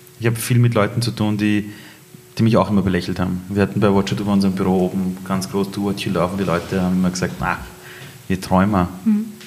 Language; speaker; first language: German; early bilingual, other home language; Persian